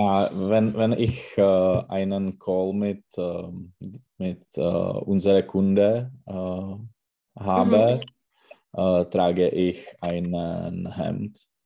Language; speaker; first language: German; non-native, learner; Czech